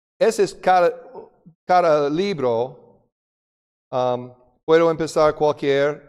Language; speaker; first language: Spanish; non-native, fluent; English